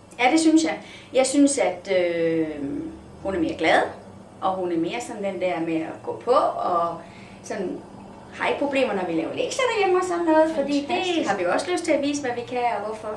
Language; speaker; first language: Danish; native; Danish